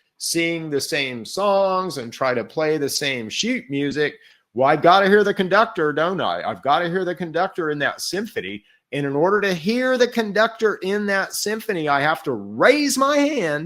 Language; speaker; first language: English; native; English